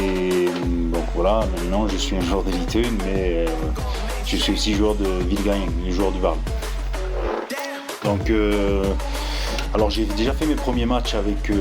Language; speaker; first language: French; native; French